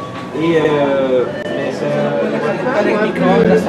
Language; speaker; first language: French; non-native, fluent; Spanish